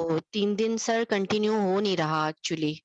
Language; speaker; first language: Hindi; native; Hindi